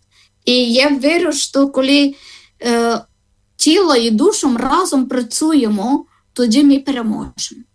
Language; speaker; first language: Ukrainian; non-native, learner; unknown